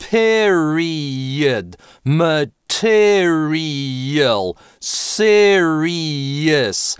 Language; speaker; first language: English; non-native, fluent; Russian